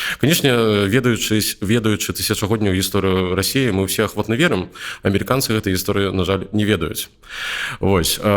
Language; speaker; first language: Belarusian; non-native, local second language; Russian